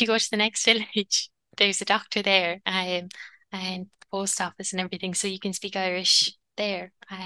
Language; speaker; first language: English; non-native, local second language; Irish